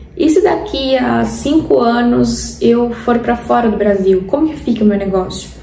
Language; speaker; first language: Portuguese; non-native, fluent; Spanish